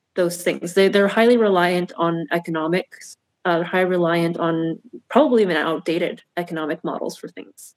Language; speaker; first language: English; native; English